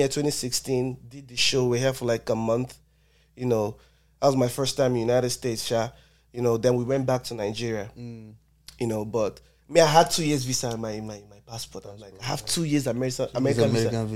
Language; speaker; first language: English; non-native, local second language; Igbo